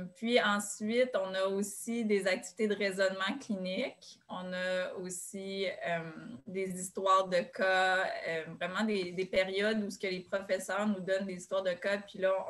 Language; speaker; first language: French; native; French